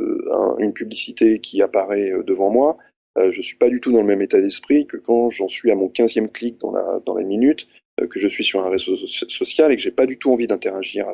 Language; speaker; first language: French; native; French